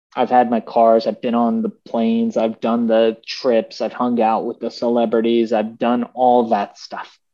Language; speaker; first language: English; early bilingual, other home language; Persian